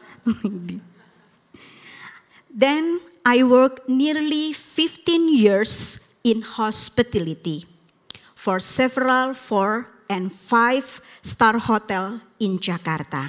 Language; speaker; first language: English; non-native, learner; Indonesian